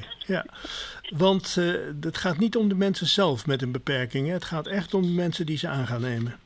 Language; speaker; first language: Dutch; native; Dutch